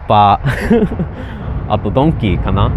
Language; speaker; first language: Japanese; non-native, learner; English